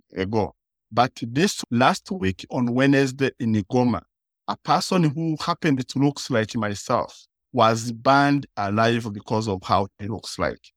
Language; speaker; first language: English; early bilingual, other home language; Kinyarwanda